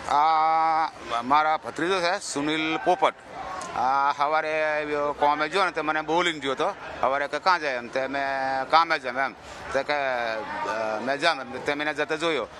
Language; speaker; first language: Gujarati; non-native, local second language; Rathawi